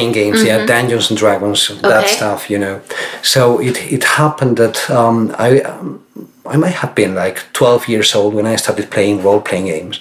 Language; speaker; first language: English; non-native, fluent; Spanish